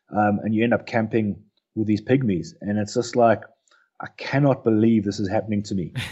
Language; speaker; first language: English; native; English